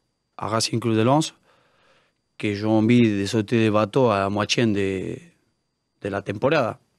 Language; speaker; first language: French; non-native, learner; Spanish